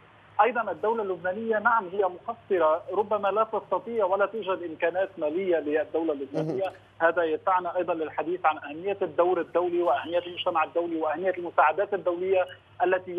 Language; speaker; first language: Arabic; native; Arabic